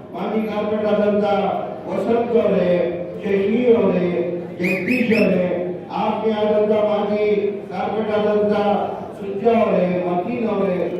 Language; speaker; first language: Kannada; non-native, local second language; Urdu